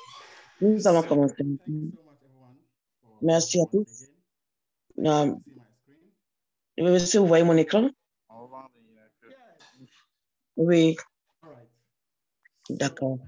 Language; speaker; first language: French; non-native, learner; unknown